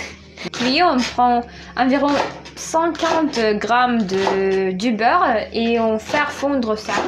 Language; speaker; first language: French; non-native, fluent; Russian